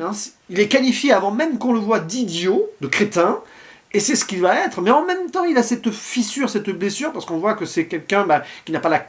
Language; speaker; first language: French; native; French